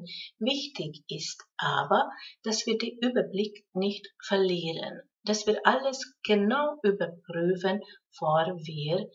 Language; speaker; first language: German; non-native, fluent; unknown